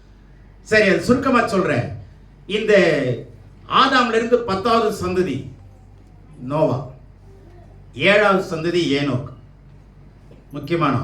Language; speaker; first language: Tamil; native; Tamil